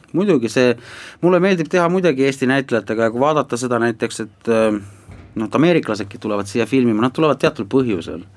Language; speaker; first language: Estonian; non-native, local second language; Finnish